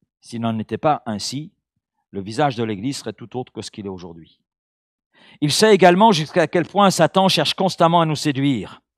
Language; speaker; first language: French; native; French